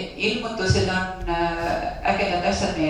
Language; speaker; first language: Finnish; non-native, learner; Estonian